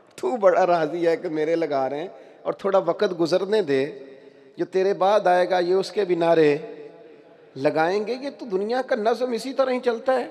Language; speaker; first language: Urdu; non-native, local second language; Punjabi